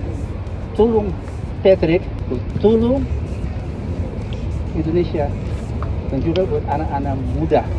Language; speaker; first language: Indonesian; non-native, learner; Dutch